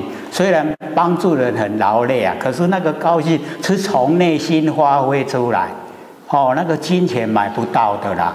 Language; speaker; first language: Chinese; native; Chinese